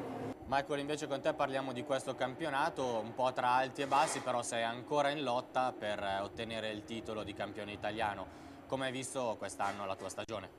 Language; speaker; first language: Italian; native; Italian